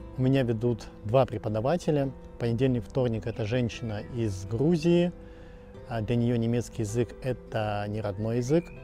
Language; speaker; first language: Russian; native; Russian